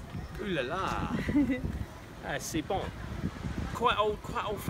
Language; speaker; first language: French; non-native, learner; English